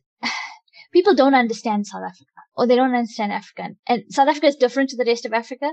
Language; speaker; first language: English; native; English